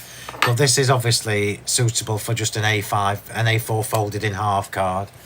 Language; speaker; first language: English; native; English